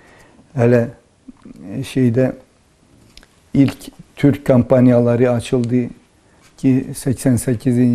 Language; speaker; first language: Turkish; early bilingual, heritage; Turkish